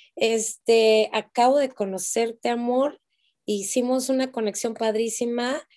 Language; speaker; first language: Spanish; native; Spanish